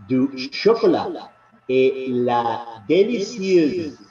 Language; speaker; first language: French; non-native, learner; Spanish